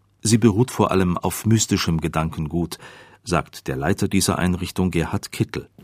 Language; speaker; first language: German; native; German